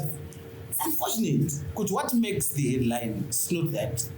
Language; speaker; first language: English; non-native, local second language; Shona